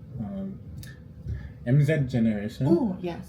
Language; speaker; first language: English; non-native, learner; Korean